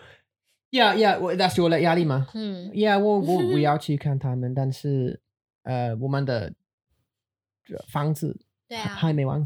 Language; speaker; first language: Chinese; non-native, learner; English